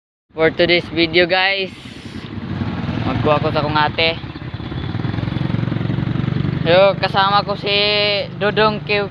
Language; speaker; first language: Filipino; non-native, local second language; Cebuano